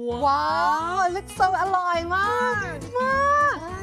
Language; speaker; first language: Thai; non-native, fluent; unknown